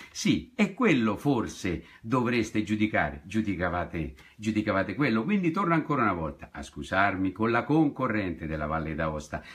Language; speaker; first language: Italian; native; Italian